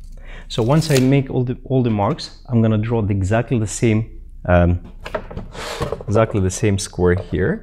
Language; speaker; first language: English; non-native, fluent; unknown